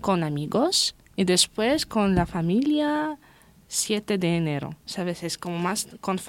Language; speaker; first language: Spanish; non-native, learner; Russian